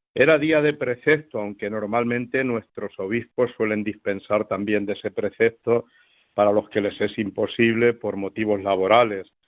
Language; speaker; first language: Spanish; native; Spanish